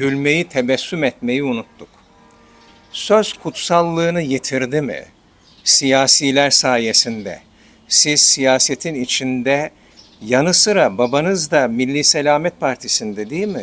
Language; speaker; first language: Turkish; native; Turkish